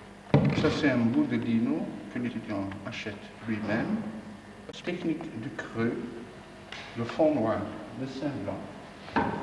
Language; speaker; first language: French; non-native, fluent; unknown